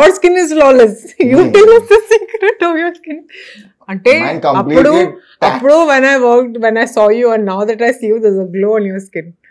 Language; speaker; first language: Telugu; non-native, local second language; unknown